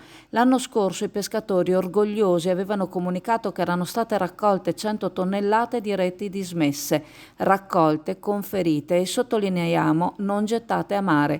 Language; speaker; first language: Italian; native; Italian